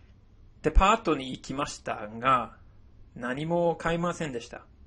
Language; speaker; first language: Japanese; non-native, fluent; English